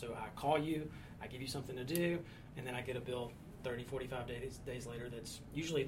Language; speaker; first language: English; native; English